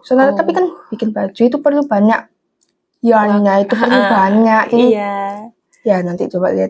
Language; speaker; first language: Indonesian; non-native, local second language; English